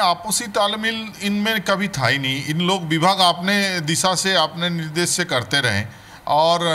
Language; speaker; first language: Hindi; native; Hindi